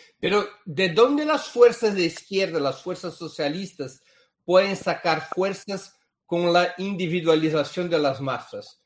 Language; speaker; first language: Spanish; non-native, fluent; Portuguese